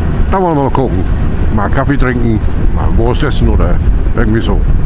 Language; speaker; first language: German; non-native, fluent; English